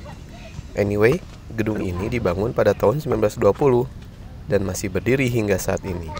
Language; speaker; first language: Indonesian; native; Indonesian